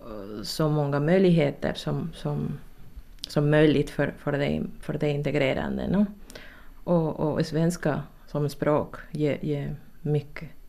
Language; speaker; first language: Swedish; non-native, fluent; Spanish